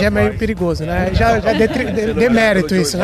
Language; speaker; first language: Portuguese; native; Portuguese